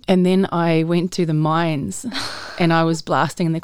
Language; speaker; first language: English; native; English